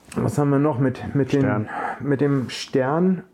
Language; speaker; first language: German; native; German